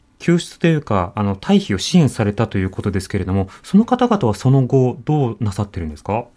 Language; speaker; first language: Japanese; native; Japanese